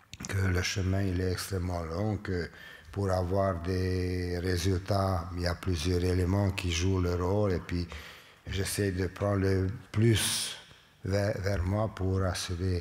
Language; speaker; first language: French; non-native, fluent; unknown